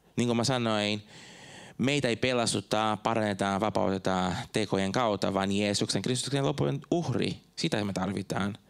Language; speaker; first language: Finnish; non-native, fluent; Portuguese